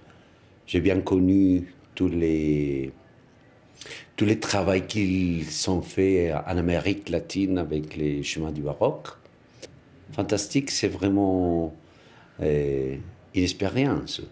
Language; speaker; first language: French; non-native, fluent; Spanish